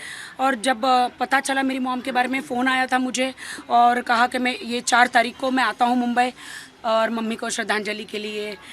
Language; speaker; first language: Hindi; native; Hindi